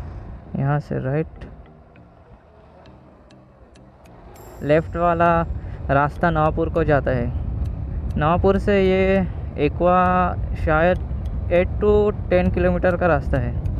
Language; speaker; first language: Hindi; non-native, local second language; Gujarati